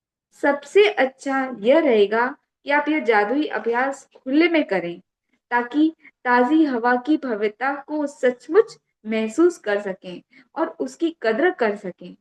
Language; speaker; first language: Hindi; native; Hindi